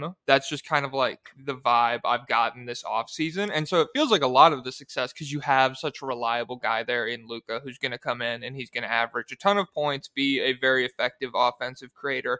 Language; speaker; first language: English; native; English